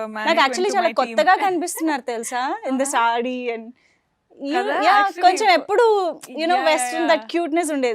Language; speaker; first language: Telugu; native; Telugu